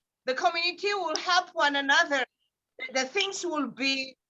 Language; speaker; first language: English; non-native, learner; Thai